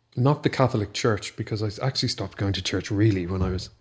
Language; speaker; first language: English; native; English